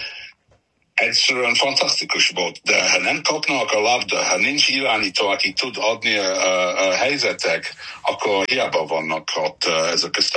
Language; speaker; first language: Hungarian; non-native, learner; English